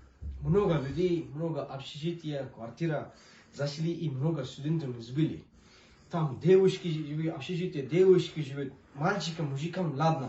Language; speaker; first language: Russian; non-native, learner; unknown